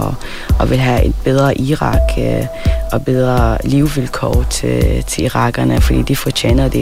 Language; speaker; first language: Danish; early bilingual, other home language; Arabic